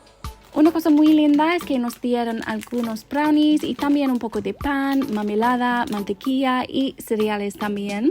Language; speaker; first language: Spanish; non-native, learner; English